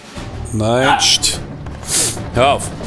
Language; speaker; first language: German; native; German